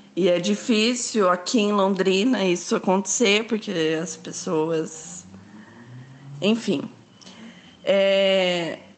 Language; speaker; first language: Portuguese; native; Portuguese